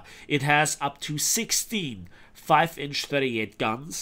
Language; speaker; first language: English; non-native, fluent; German